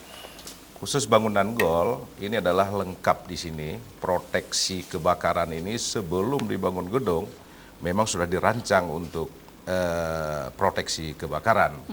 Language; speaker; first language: Malay; native; Malay